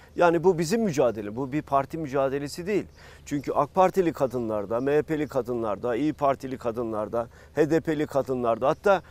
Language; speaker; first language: Turkish; native; Turkish